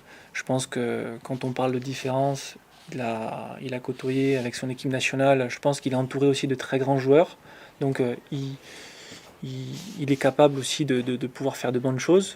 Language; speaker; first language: French; native; French